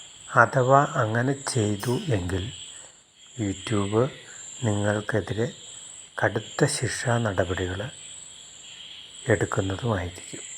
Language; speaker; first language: Malayalam; native; Malayalam